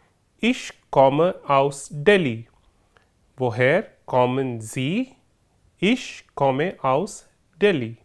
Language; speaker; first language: German; non-native, fluent; Hindi